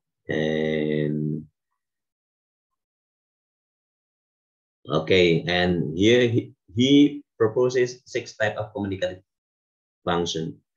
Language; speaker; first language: English; non-native, fluent; Indonesian